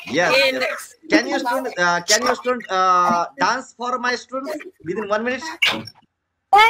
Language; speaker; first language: English; non-native, learner; Marathi